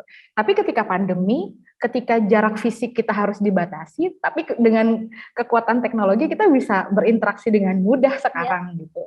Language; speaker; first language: Indonesian; native; Indonesian